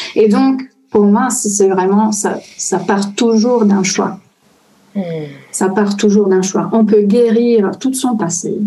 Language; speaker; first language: French; non-native, fluent; Italian